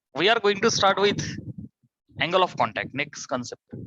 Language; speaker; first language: English; non-native, local second language; Marathi